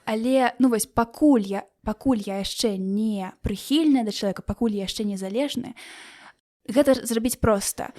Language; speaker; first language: Belarusian; non-native, local second language; Russian